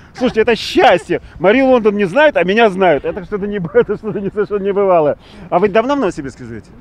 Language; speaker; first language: Russian; native; Russian